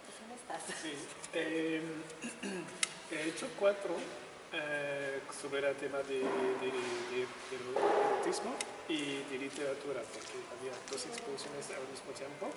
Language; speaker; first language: Spanish; non-native, learner; French